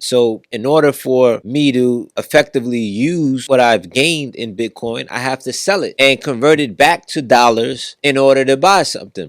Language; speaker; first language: English; native; English